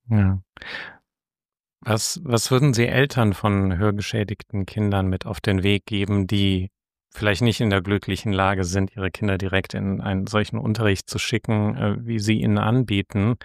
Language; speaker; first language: German; native; German